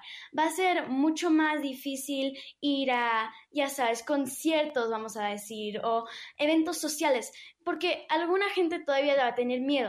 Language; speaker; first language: Spanish; early bilingual, heritage; English